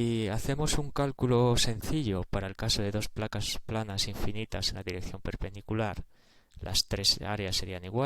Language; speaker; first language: Spanish; native; Spanish